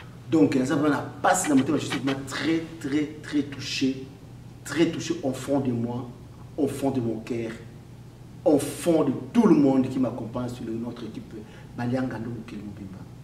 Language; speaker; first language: French; non-native, local second language; Lingala